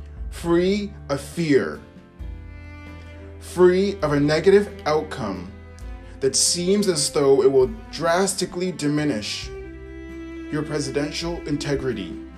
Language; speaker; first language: English; native; English